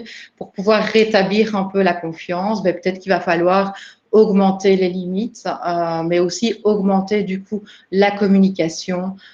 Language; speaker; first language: French; native; French